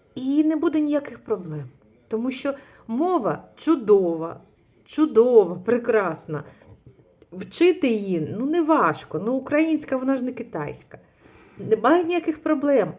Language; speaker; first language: Ukrainian; non-native, local second language; Russian